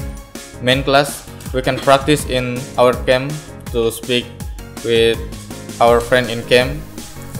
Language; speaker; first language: English; non-native, learner; Indonesian